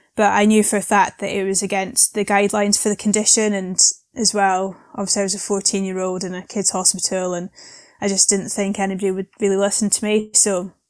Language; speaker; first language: English; native; English